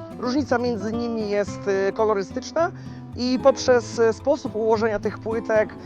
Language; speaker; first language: Polish; native; Polish